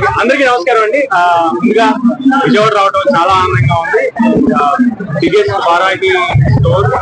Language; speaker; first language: Telugu; native; Telugu